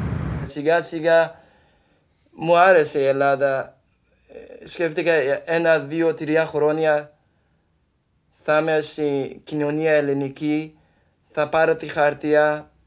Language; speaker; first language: Greek; non-native, learner; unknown